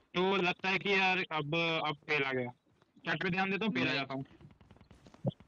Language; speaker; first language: Hindi; non-native, local second language; Gujarati